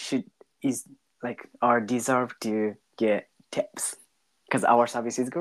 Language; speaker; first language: English; non-native, learner; Japanese